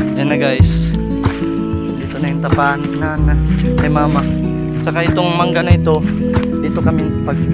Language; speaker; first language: Filipino; non-native, local second language; Surigaonon